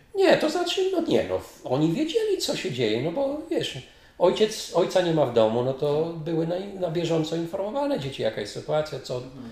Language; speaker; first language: Polish; native; Polish